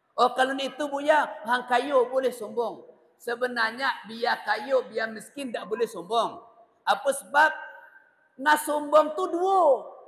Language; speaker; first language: Malay; native; Malay